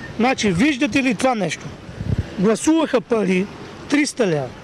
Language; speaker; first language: Bulgarian; native; Bulgarian